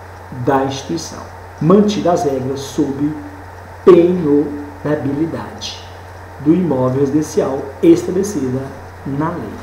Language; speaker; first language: Portuguese; native; Portuguese